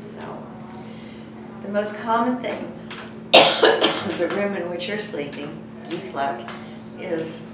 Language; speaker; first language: English; native; English